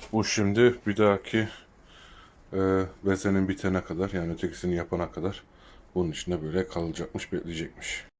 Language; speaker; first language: Turkish; native; Turkish